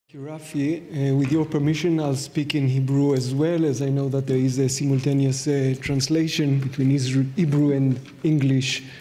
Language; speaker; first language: English; non-native, fluent; Hebrew